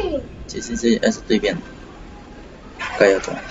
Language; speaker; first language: Spanish; native; Spanish